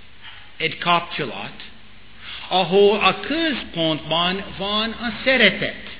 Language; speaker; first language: Hungarian; non-native, fluent; English